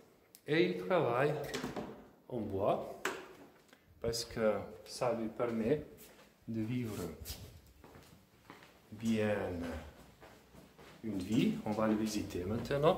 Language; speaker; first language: French; non-native, fluent; Slovenian